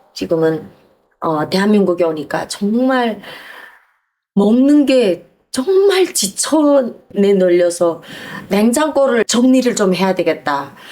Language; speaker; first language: Korean; native; Korean